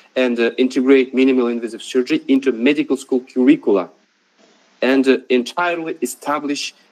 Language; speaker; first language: English; non-native, fluent; Russian